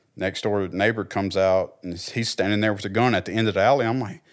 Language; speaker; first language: English; native; English